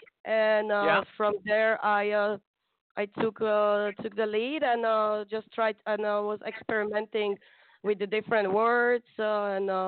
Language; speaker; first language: English; non-native, fluent; Slovak